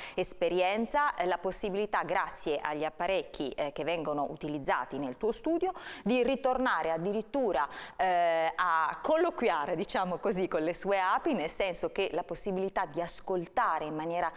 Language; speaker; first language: Italian; native; Italian